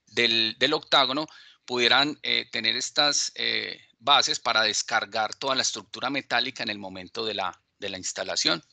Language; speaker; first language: Spanish; native; Spanish